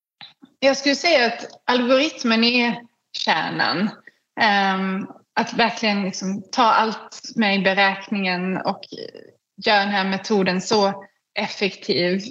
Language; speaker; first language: Swedish; native; Swedish